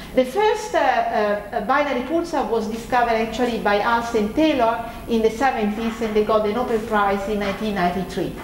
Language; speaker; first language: English; non-native, fluent; Italian